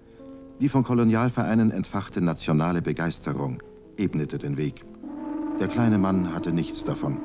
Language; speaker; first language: German; native; German